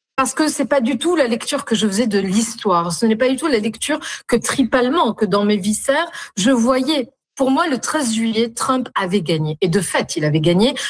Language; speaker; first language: French; non-native, local second language; Arabic